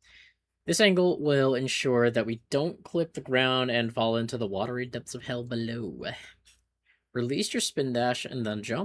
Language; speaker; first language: English; native; English